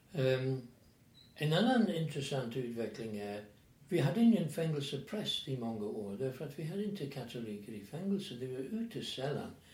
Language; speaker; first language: Swedish; non-native, fluent; English